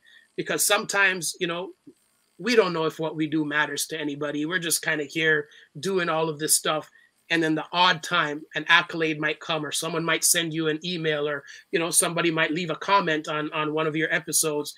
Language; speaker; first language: English; native; English